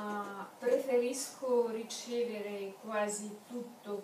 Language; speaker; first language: Italian; non-native, learner; Russian